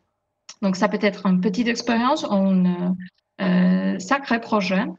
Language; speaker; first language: French; non-native, fluent; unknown